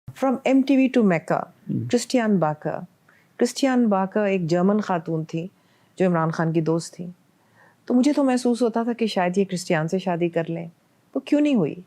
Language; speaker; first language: Urdu; non-native, local second language; Punjabi